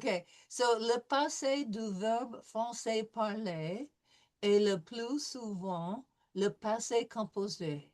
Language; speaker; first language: French; non-native, fluent; English